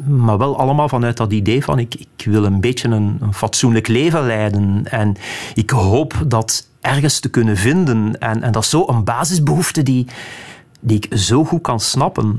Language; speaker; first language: Dutch; native; Dutch